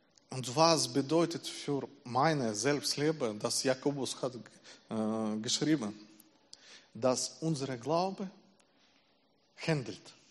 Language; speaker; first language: German; non-native, learner; Russian